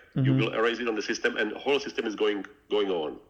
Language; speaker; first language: English; non-native, learner; Czech